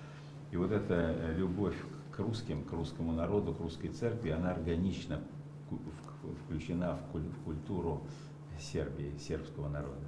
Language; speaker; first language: Russian; native; Russian